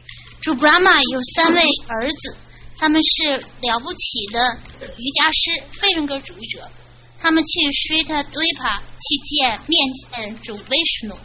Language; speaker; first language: Chinese; native; Chinese